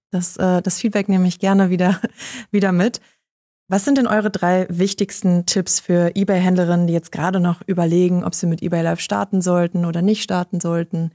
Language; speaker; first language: German; native; German